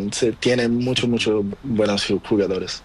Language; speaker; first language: Spanish; non-native, learner; Portuguese